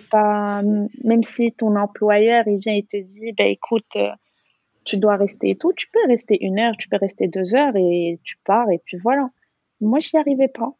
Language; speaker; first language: French; non-native, local second language; Arabic